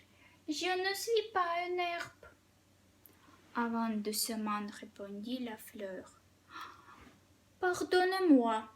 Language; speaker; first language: French; non-native, fluent; Russian